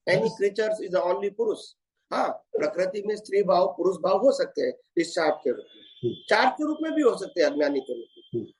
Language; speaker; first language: Hindi; non-native, local second language; Gujarati